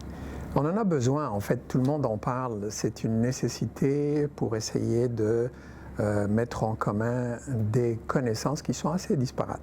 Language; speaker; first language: French; native; French